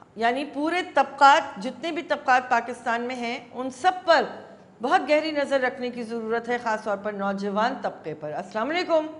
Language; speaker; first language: Urdu; native; Urdu